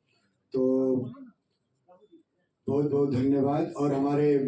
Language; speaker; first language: Hindi; native; Hindi